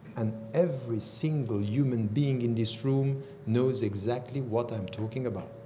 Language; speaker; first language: English; non-native, fluent; French